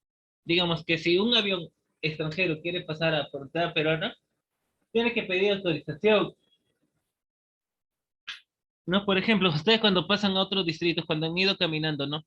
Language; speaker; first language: Spanish; native; Spanish